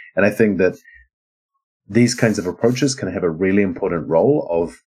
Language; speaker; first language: English; native; English